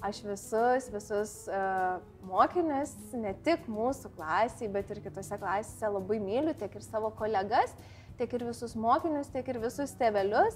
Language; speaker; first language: Lithuanian; native; Lithuanian